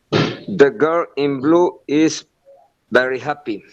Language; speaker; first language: English; non-native, learner; Spanish